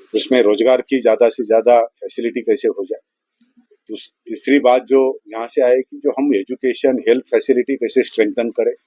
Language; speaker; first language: Hindi; non-native, local second language; Marathi